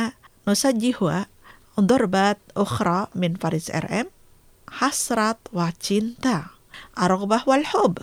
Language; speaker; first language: Arabic; non-native, fluent; Indonesian